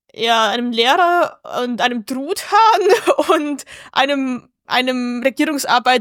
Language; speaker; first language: German; native; German